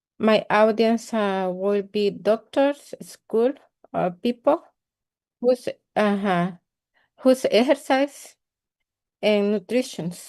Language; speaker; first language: English; non-native, learner; Spanish